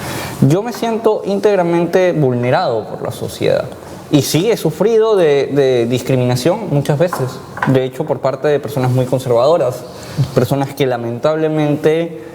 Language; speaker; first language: Spanish; native; Spanish